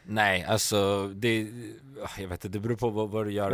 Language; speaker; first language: Swedish; early bilingual, other home language; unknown